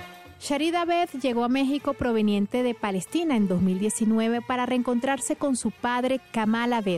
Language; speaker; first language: Spanish; native; Spanish